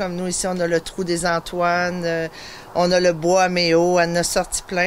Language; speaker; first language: French; native; French